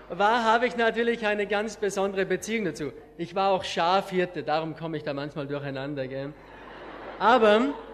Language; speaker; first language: German; native; German